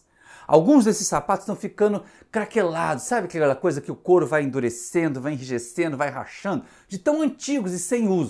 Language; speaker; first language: Portuguese; native; Portuguese